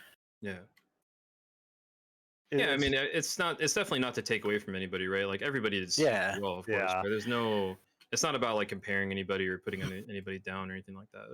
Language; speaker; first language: English; native; English